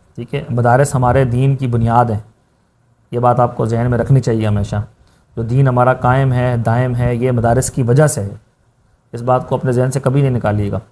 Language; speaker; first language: Urdu; native; Urdu